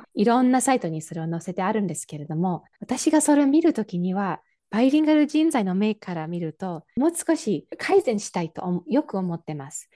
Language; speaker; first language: Japanese; non-native, fluent; English